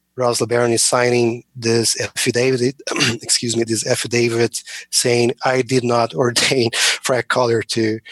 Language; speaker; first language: English; non-native, fluent; Portuguese